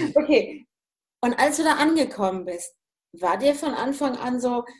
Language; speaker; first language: German; native; German